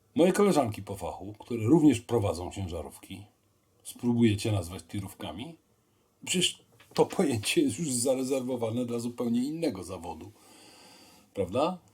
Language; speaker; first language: Polish; native; Polish